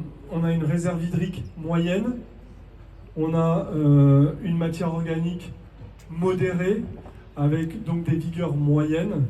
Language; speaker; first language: French; native; French